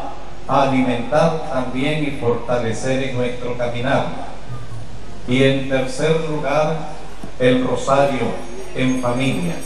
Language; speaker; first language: Spanish; native; Spanish